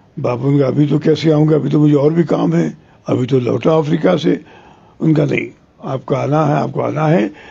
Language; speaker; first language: Hindi; non-native, local second language; Telugu